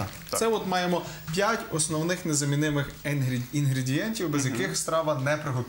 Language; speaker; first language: Ukrainian; native; Ukrainian